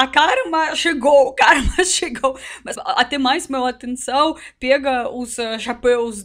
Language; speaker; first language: Portuguese; non-native, learner; Russian